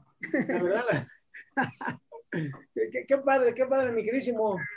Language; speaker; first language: Spanish; native; Spanish